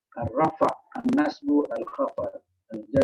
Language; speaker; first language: Arabic; non-native, fluent; Indonesian